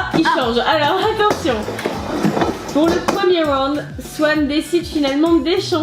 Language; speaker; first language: French; native; French